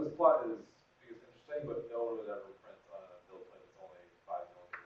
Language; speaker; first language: English; native; English